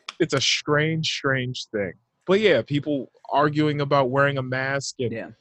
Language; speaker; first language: English; native; English